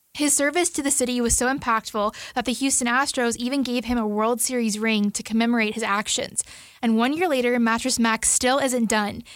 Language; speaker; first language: English; native; English